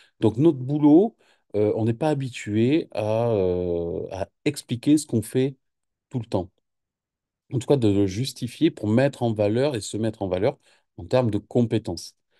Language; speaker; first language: French; native; French